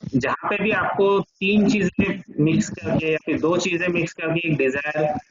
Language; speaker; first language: Hindi; non-native, local second language; Marathi